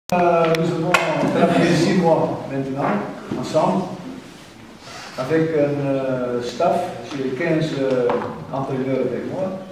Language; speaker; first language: French; non-native, fluent; German